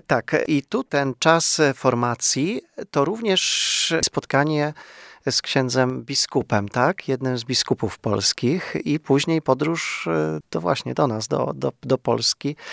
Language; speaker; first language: Polish; native; Polish